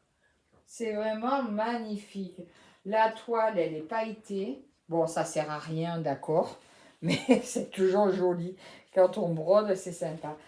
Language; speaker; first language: French; native; French